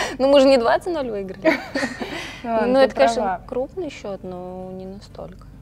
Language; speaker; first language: Russian; native; Russian